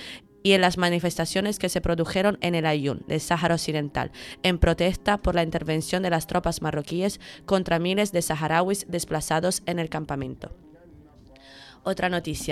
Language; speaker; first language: Spanish; native; Spanish